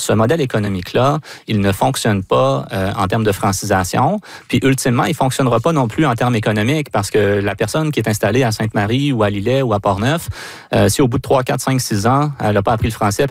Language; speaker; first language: French; native; French